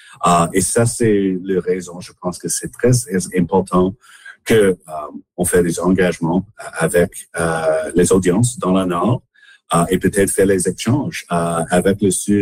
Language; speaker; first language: French; non-native, local second language; English